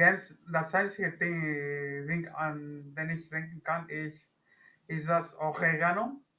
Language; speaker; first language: German; non-native, learner; Spanish